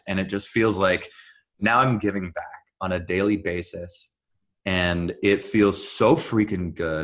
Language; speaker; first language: English; early bilingual, other home language; Hebrew